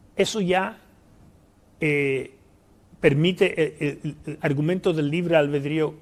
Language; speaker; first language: Spanish; early bilingual, heritage; Spanish